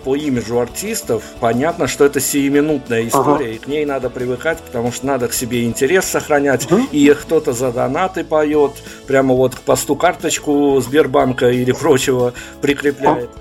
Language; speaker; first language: Russian; native; Russian